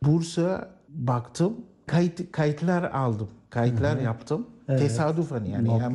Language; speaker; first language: Turkish; non-native, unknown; Arabic